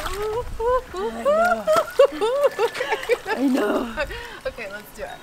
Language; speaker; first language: English; native; English